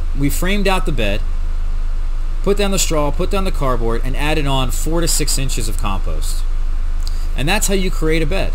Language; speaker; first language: English; native; English